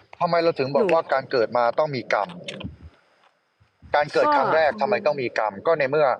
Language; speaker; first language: Thai; native; Thai